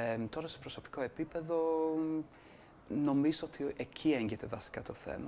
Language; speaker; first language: Greek; non-native, fluent; English